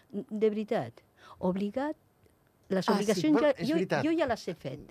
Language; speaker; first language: Catalan; non-native, local second language; Spanish